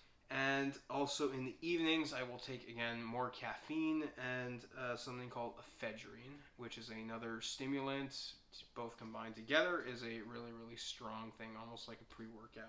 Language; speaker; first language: English; native; English